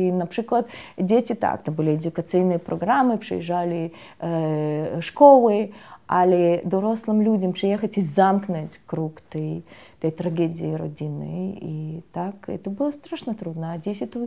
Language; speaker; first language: Polish; non-native, fluent; Russian